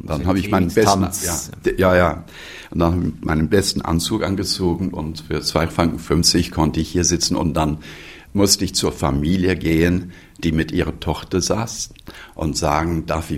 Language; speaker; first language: German; non-native, fluent; English